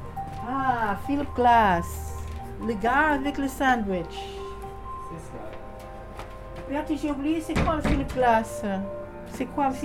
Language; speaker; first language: French; non-native, fluent; English